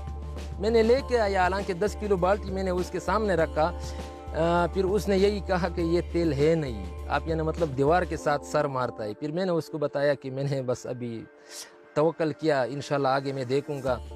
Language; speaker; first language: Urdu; non-native, local second language; Pashto